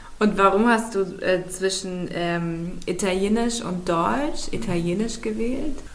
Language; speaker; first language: German; native; German